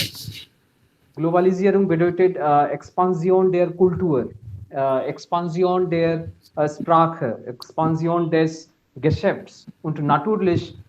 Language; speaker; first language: German; non-native, fluent; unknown